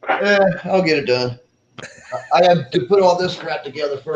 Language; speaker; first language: English; native; English